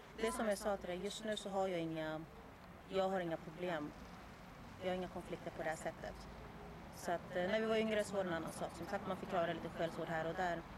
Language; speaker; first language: Swedish; early bilingual, other home language; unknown